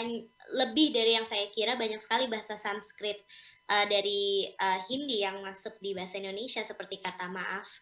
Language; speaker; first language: Indonesian; early bilingual, heritage; English